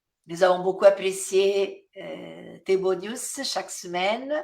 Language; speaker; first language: French; non-native, fluent; Italian